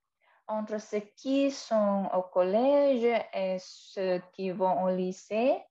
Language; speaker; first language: French; non-native, fluent; Indonesian